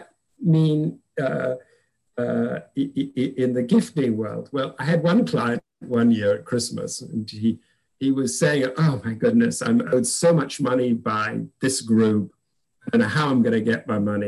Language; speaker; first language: English; native; English